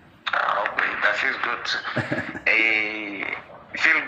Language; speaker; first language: German; non-native, learner; French